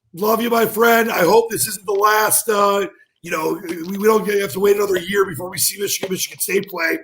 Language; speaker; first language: English; native; English